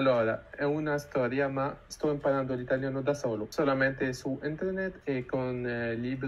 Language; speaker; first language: Italian; non-native, learner; Arabic